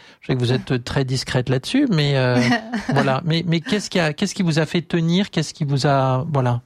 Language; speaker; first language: French; native; French